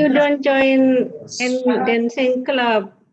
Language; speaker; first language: English; non-native, learner; Indonesian